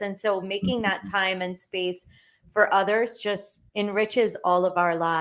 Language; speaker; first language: English; native; English